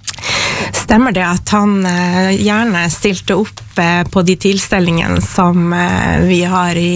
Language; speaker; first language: Norwegian; native; Norwegian